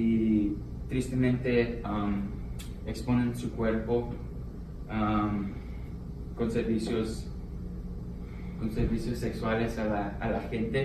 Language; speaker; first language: Spanish; early bilingual, heritage; Spanish